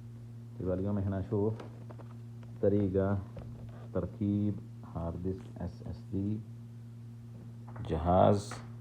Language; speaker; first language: Arabic; non-native, learner; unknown